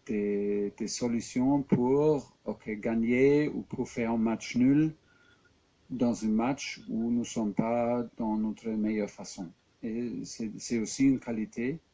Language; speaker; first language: French; non-native, fluent; German